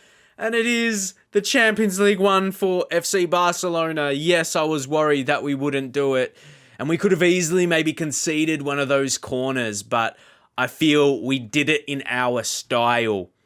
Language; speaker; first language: English; native; English